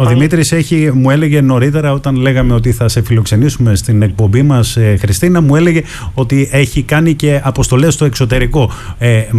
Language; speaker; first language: Greek; native; Greek